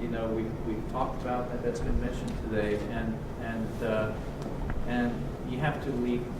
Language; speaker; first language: English; native; English